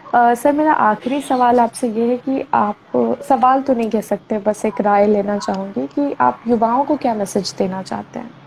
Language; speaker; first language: Hindi; native; Hindi